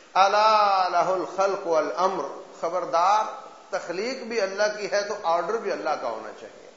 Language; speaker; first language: Urdu; native; Urdu